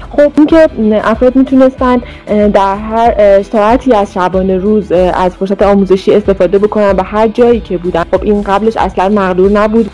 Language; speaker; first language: Persian; native; Persian